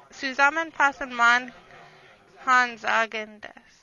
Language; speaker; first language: German; non-native, learner; English